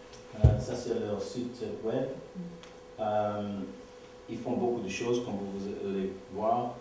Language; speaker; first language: French; non-native, learner; English